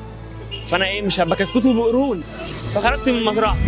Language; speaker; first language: Arabic; native; Arabic